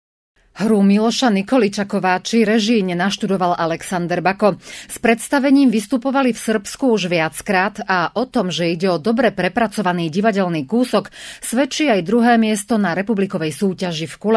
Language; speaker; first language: Slovak; native; Slovak